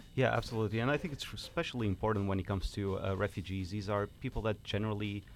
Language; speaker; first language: English; non-native, fluent; Portuguese